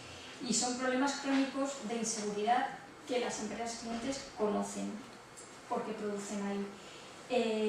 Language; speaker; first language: Spanish; native; Spanish